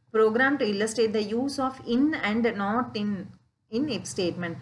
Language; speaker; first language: English; non-native, local second language; Tamil